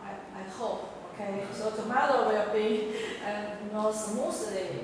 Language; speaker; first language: English; non-native, learner; Chinese